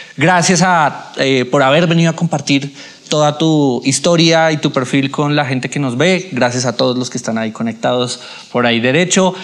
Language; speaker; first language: Spanish; native; Spanish